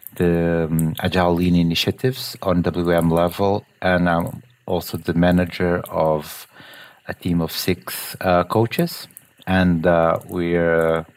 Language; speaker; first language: English; non-native, fluent; Portuguese